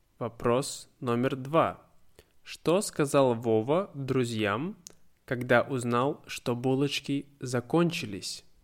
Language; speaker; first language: Russian; native; Russian